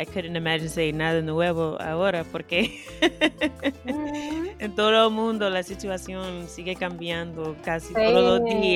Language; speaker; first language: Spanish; non-native, fluent; English